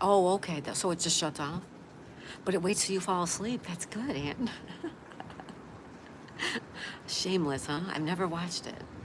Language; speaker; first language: English; native; English